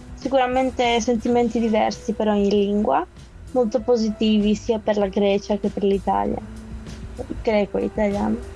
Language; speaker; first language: Italian; non-native, fluent; Greek